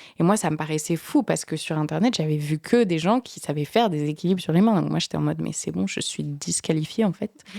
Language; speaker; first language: French; native; French